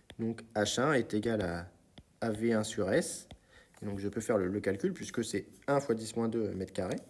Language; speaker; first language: French; native; French